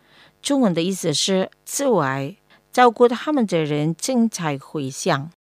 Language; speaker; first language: Chinese; early bilingual, heritage; Chinese